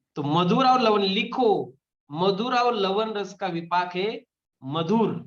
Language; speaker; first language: Hindi; non-native, local second language; Marathi